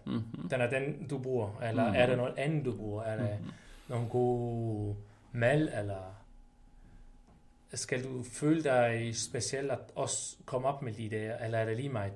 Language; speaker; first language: Danish; non-native, fluent; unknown